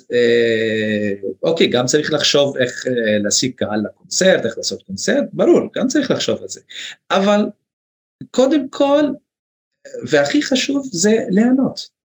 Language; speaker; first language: Hebrew; non-native, local second language; Arabic